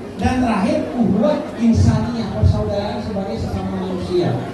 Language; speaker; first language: Indonesian; non-native, local second language; Madurese